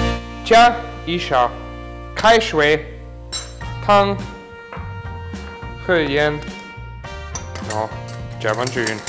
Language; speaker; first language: Chinese; non-native, learner; English